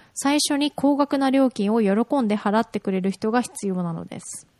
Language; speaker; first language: Japanese; early bilingual, heritage; Japanese